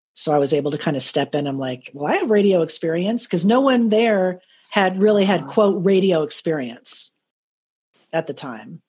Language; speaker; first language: English; native; English